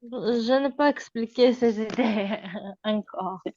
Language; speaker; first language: French; non-native, learner; Uzbek